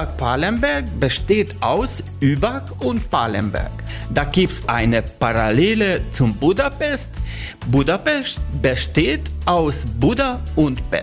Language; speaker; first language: German; non-native, learner; Hungarian